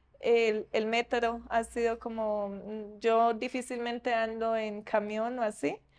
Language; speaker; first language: Spanish; native; Spanish